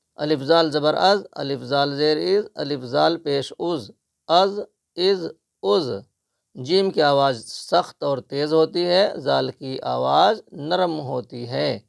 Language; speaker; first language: Urdu; native; Urdu